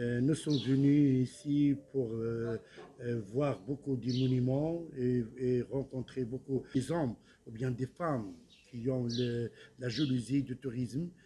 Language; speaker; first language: French; non-native, local second language; Arabic